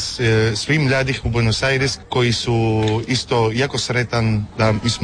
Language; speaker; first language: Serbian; early bilingual, heritage; Spanish